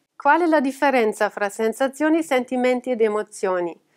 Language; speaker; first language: Italian; non-native, fluent; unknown